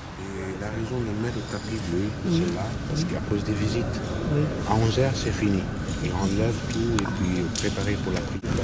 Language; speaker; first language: French; non-native, fluent; Arabic